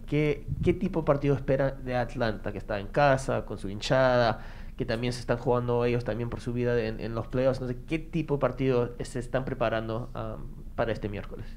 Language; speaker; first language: Spanish; native; Spanish